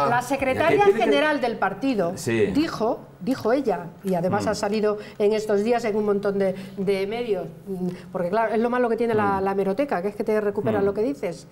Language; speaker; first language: Spanish; native; Spanish